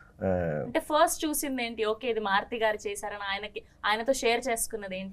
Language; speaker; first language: Telugu; native; Telugu